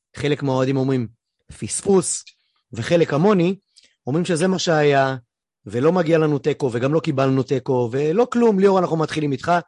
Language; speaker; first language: Hebrew; native; Hebrew